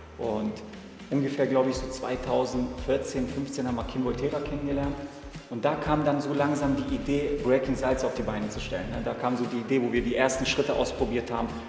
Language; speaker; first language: German; early bilingual, other home language; Serbian